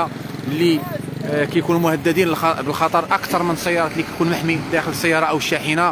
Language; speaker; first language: Arabic; native; Arabic